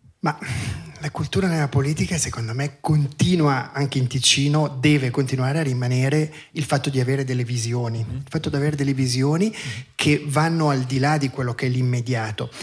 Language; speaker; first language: Italian; native; Italian